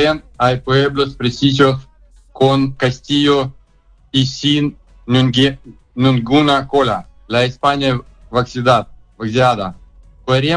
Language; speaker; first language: Spanish; non-native, fluent; Russian